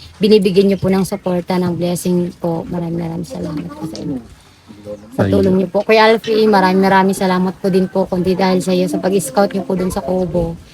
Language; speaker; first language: Filipino; native; Filipino